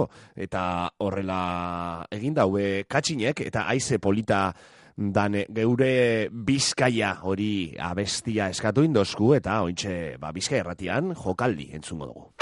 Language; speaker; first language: Basque; native; Basque